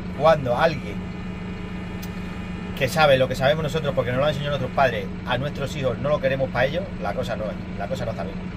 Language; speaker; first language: Spanish; native; Spanish